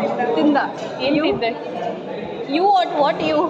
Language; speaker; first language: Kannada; non-native, learner; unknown